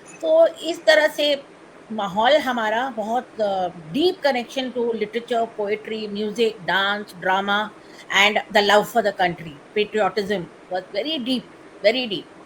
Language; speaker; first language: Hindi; non-native, local second language; Tamil